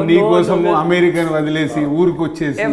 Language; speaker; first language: Telugu; native; Telugu